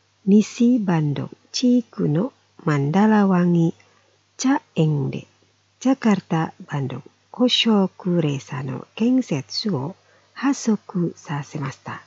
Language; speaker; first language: Japanese; non-native, fluent; Indonesian